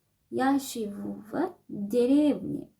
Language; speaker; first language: Russian; non-native, fluent; Sinhala